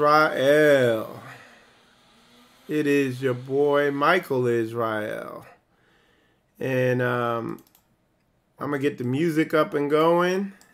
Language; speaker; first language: English; native; English